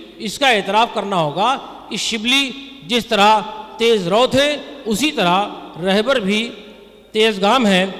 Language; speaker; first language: Urdu; native; Urdu